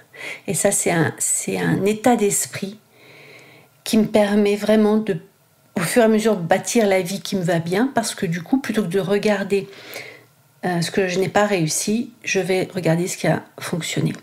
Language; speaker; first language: French; native; French